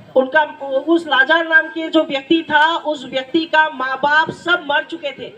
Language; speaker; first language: Hindi; non-native, local second language; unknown